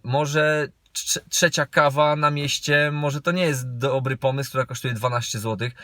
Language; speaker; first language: Polish; native; Polish